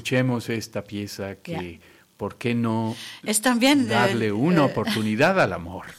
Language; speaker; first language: Spanish; native; Spanish